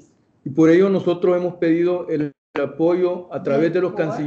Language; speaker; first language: Spanish; native; Spanish